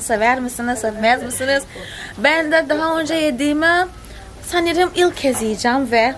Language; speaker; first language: Turkish; non-native, fluent; Portuguese